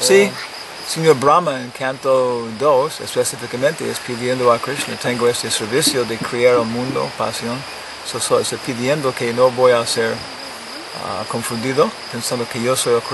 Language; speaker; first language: Spanish; non-native, learner; English